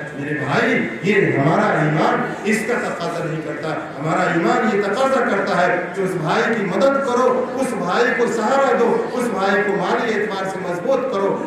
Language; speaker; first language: Urdu; native; Urdu